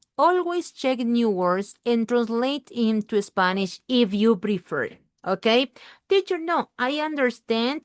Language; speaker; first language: English; non-native, learner; Spanish